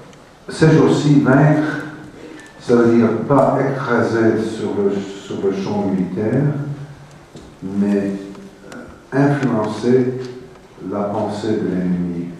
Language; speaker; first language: French; non-native, fluent; English